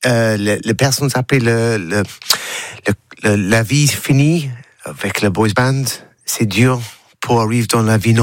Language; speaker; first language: French; non-native, learner; English